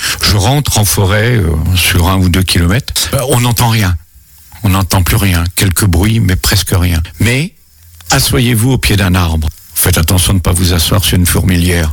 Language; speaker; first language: French; native; French